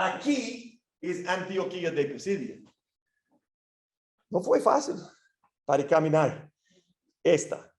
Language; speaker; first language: Spanish; non-native, fluent; English